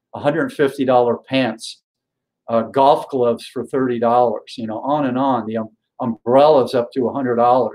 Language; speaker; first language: English; native; English